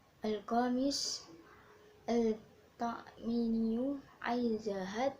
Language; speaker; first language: Arabic; non-native, learner; Indonesian